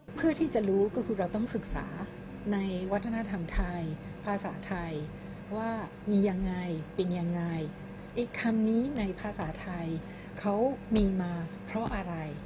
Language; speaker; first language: Thai; non-native, fluent; Burmese